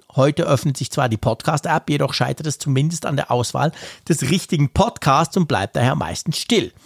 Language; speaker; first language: German; native; German